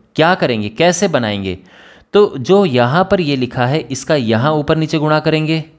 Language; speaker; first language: Hindi; native; Hindi